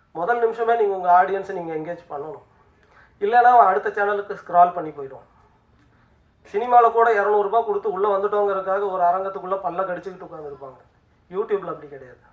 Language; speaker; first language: Tamil; native; Tamil